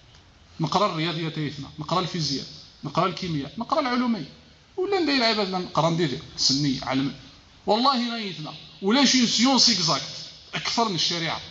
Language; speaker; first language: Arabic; non-native, local second language; Kabyle